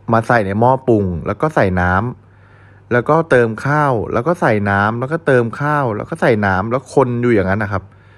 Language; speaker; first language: Thai; native; Thai